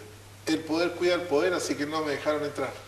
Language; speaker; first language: Spanish; native; Spanish